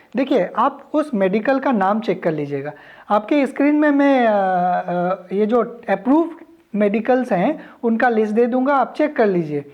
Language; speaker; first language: Hindi; native; Hindi